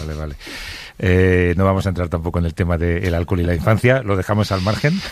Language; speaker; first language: Spanish; native; Spanish